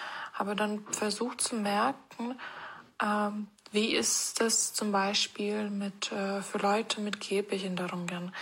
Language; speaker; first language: German; non-native, fluent; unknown